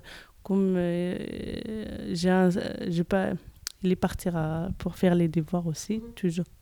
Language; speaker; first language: French; non-native, learner; Arabic